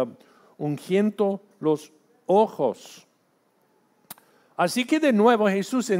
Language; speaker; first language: Spanish; non-native, fluent; English